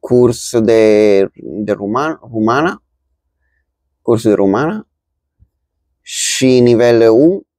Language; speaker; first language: Romanian; non-native, learner; Spanish